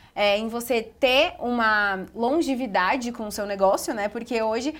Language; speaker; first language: Portuguese; native; Portuguese